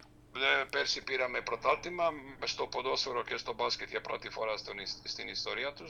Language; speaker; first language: Greek; non-native, fluent; Serbian